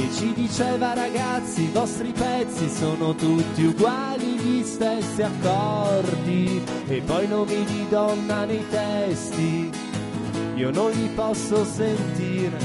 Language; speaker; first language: Italian; native; Italian